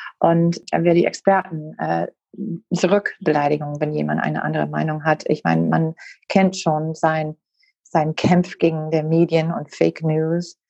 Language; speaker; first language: German; non-native, fluent; English